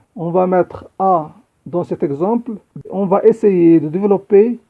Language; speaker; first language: French; non-native, local second language; Arabic